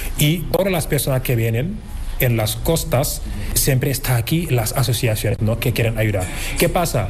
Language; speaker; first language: Spanish; non-native, fluent; Wolof